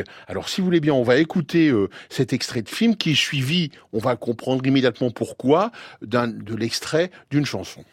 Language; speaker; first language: French; native; French